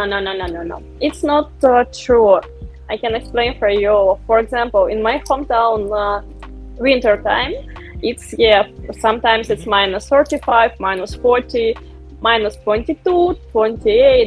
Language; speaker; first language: English; non-native, learner; Russian